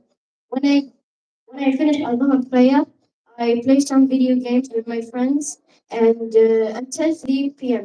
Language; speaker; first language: English; non-native, learner; Arabic